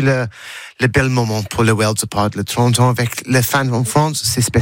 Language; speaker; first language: French; non-native, learner; English